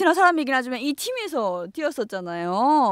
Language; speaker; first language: Korean; native; Korean